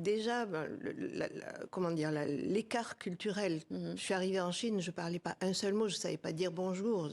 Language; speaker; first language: French; native; French